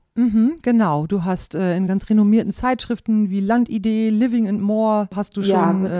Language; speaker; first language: German; non-native, local second language; Low German